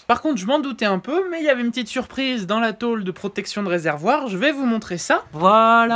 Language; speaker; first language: French; native; French